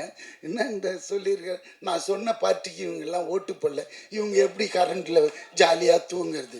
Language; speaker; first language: Tamil; native; Tamil